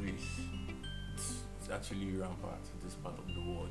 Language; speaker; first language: English; non-native, local second language; Igbo